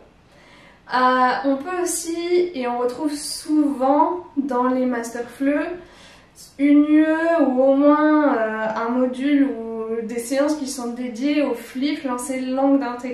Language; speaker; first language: French; native; French